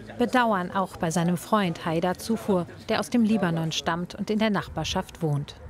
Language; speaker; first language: German; native; German